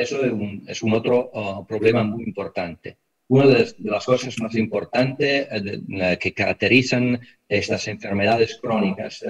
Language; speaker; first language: Spanish; non-native, fluent; Italian